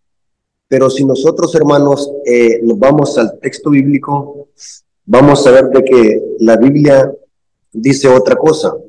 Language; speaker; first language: Spanish; native; Spanish